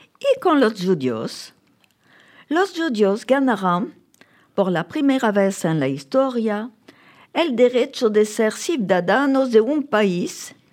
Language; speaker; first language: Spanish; early bilingual, heritage; French